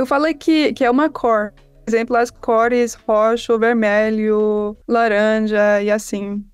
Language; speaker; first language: Portuguese; non-native, fluent; English